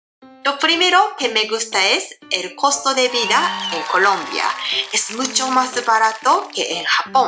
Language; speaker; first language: Spanish; non-native, learner; Japanese